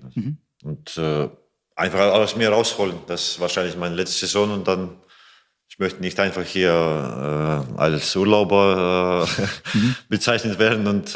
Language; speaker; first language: German; non-native, fluent; Latvian